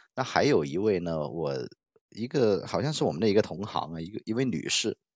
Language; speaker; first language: Chinese; non-native, local second language; Cantonese